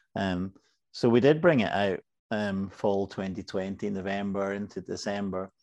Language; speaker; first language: English; native; English